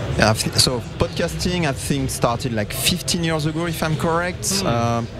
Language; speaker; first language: English; non-native, fluent; French